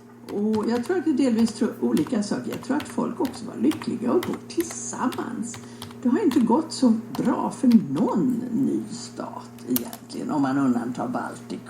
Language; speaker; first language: Swedish; native; Swedish